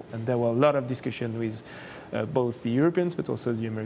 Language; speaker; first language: English; non-native, fluent; French